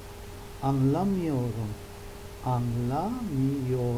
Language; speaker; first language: Turkish; non-native, learner; English